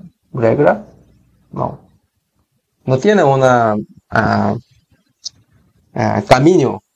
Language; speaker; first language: Spanish; non-native, learner; Korean